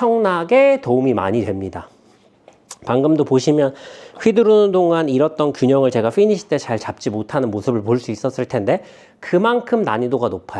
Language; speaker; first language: Korean; native; Korean